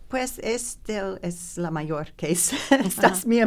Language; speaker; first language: Spanish; non-native, learner; English